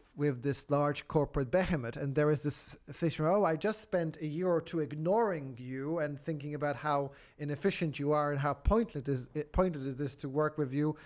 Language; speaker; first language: English; non-native, fluent; Polish